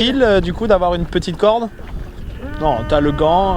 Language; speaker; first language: French; native; French